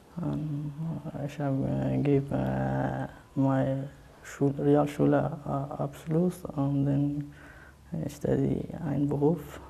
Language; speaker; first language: German; non-native, learner; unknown